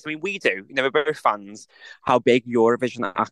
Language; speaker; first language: English; native; English